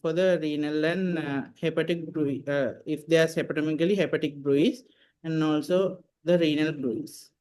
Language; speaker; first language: English; non-native, local second language; Sinhala